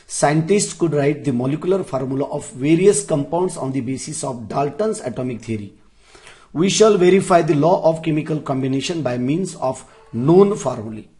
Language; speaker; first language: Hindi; non-native, local second language; Marathi